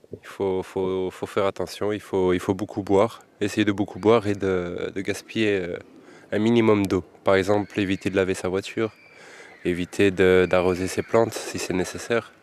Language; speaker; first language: French; native; French